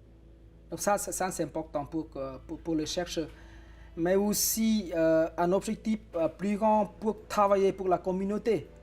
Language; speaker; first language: French; non-native, fluent; Vietnamese